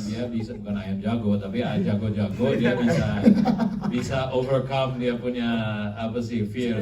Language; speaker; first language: Indonesian; non-native, fluent; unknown